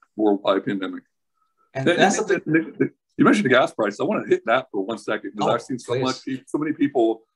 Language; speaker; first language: English; native; English